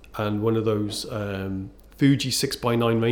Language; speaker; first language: English; native; English